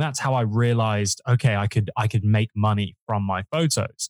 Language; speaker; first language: English; native; English